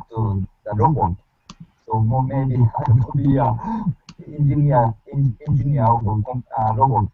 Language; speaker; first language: English; non-native, learner; Japanese